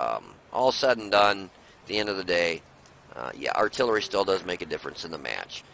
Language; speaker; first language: English; native; English